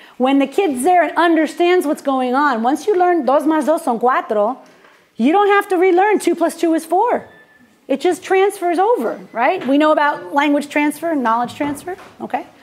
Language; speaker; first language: English; native; English